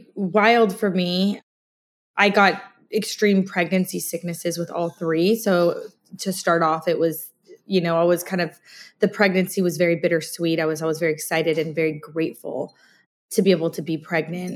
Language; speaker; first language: English; native; English